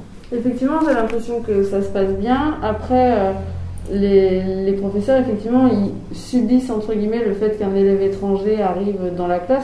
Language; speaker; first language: French; native; French